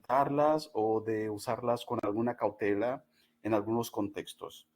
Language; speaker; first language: Spanish; non-native, fluent; Portuguese